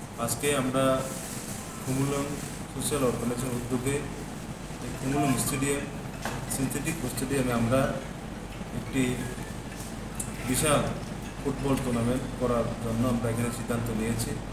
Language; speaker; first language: Bangla; non-native, local second language; Kok Borok